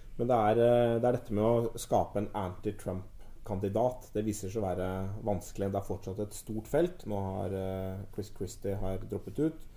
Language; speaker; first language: Norwegian; native; Norwegian